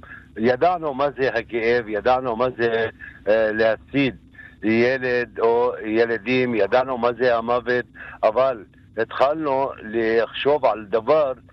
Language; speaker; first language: Hebrew; non-native, local second language; Arabic